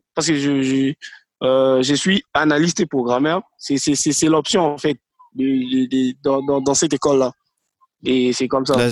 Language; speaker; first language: French; non-native, local second language; Lingala